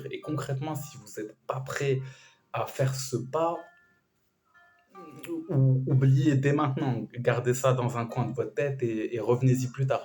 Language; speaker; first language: French; native; French